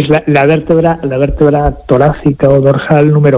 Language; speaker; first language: Spanish; native; Spanish